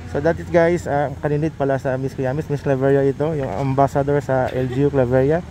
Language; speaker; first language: Filipino; non-native, local second language; Cebuano